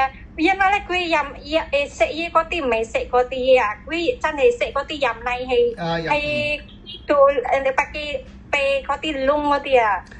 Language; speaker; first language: Cantonese; non-native, learner; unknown